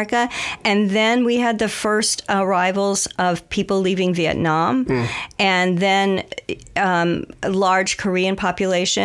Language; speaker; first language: English; native; English